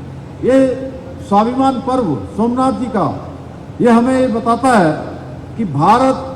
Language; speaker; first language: Hindi; native; Hindi